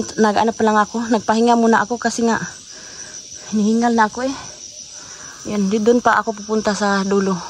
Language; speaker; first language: Filipino; non-native, local second language; Cebuano